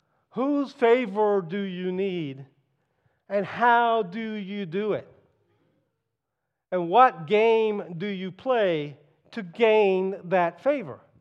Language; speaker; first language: English; early bilingual, other home language; Spanish